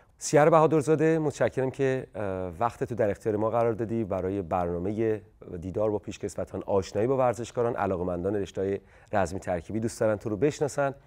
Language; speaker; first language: Persian; native; Persian